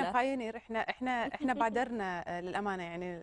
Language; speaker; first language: Arabic; native; Arabic